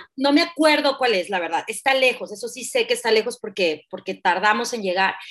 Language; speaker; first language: Spanish; native; Spanish